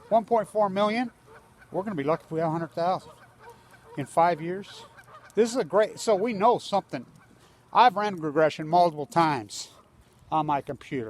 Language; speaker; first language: English; native; English